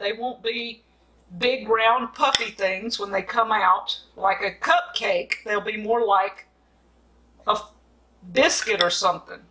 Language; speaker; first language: English; native; English